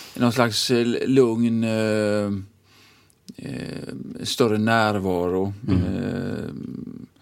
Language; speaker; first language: Swedish; native; Swedish